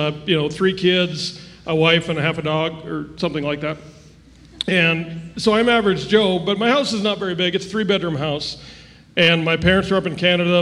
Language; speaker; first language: English; native; English